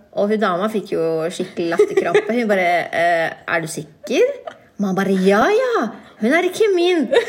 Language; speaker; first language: Norwegian; early bilingual, other home language; Turkish